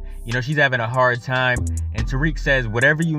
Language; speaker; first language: English; native; English